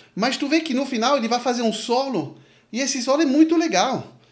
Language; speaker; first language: Portuguese; non-native, fluent; French